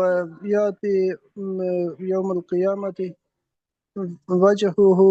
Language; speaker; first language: Arabic; non-native, learner; Urdu